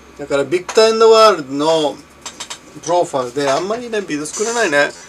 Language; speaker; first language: Japanese; non-native, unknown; English